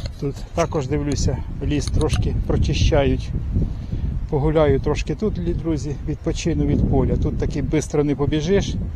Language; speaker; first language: Ukrainian; native; Ukrainian